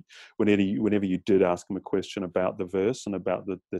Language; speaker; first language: English; native; English